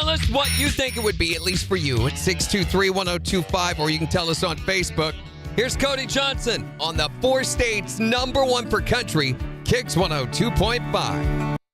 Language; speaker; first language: English; native; English